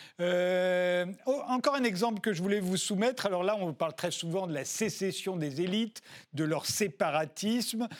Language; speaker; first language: French; native; French